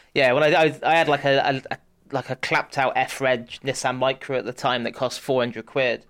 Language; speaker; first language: English; native; English